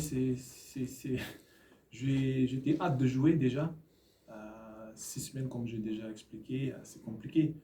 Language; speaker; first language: French; non-native, learner; Fijian